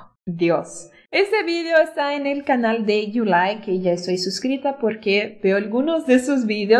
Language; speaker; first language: Spanish; non-native, fluent; Portuguese